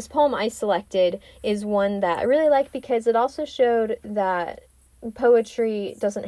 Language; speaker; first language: English; native; English